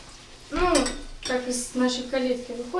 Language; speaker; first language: Russian; native; Russian